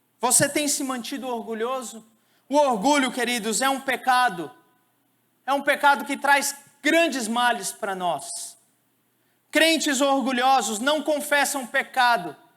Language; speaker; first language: Portuguese; native; Portuguese